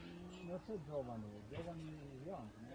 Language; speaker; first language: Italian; non-native, learner; Slovenian